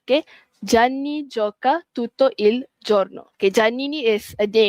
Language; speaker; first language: Italian; non-native, fluent; Malay